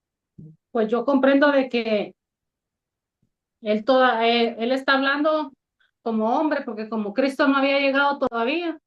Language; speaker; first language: Spanish; native; Spanish